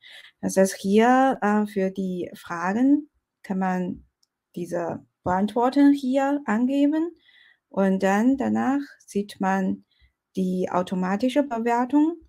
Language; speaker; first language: German; non-native, fluent; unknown